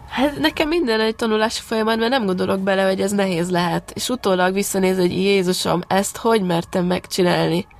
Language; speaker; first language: Hungarian; early bilingual, heritage; Hungarian